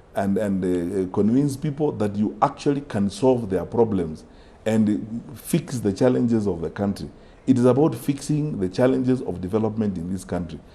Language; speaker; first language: English; non-native, local second language; Gusii